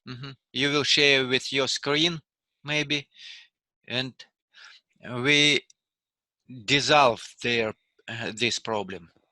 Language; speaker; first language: English; non-native, learner; Russian